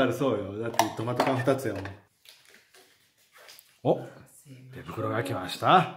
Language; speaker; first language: Japanese; native; Japanese